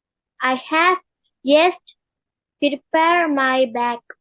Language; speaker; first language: English; non-native, learner; Tamil